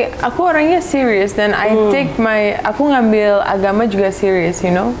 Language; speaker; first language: Indonesian; early bilingual, heritage; Indonesian